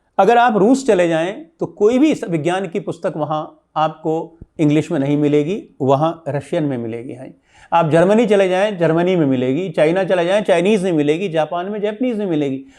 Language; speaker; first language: Hindi; native; Hindi